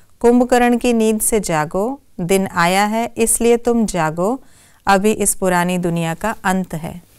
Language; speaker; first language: Hindi; native; Hindi